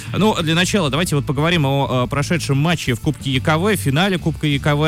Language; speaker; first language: Russian; native; Russian